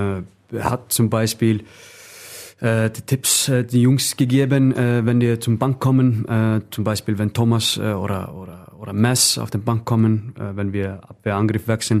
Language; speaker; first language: German; non-native, fluent; Icelandic